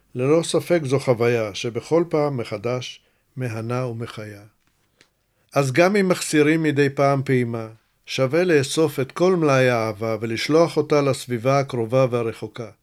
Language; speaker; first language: Hebrew; early bilingual, other home language; Russian